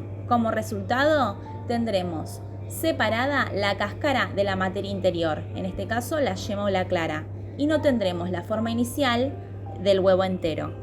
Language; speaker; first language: Spanish; native; Spanish